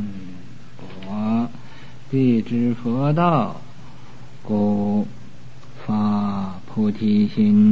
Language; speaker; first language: Chinese; native; Chinese